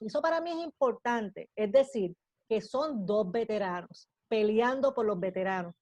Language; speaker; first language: Spanish; native; Spanish